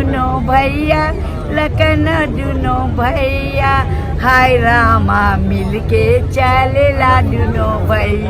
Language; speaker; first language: Hindi; early bilingual, heritage; Bhojpuri